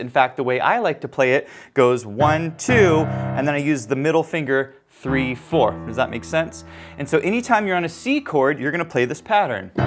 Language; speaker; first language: English; native; English